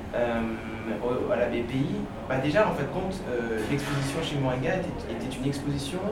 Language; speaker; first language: French; native; French